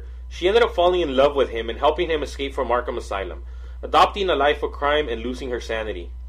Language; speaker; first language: English; native; English